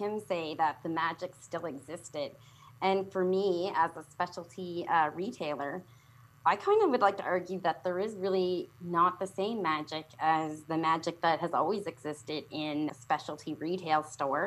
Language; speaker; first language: English; native; English